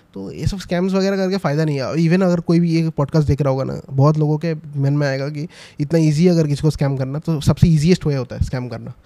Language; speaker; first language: Hindi; non-native, local second language; Assamese